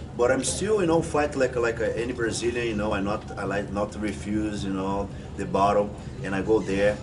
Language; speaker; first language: English; non-native, fluent; Portuguese